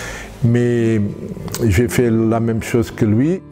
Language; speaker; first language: French; non-native, fluent; Portuguese